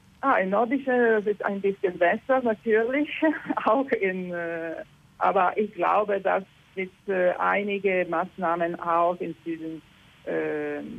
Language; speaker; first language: German; non-native, learner; Italian